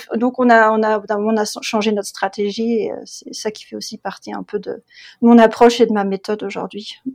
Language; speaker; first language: French; native; French